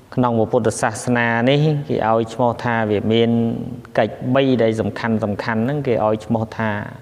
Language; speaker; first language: Khmer; native; Khmer